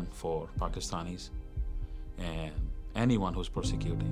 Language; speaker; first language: English; non-native, local second language; Punjabi